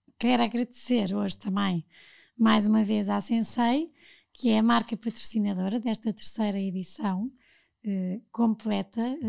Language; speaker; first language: Portuguese; native; Portuguese